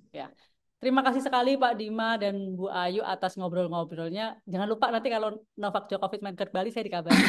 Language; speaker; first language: Indonesian; native; Indonesian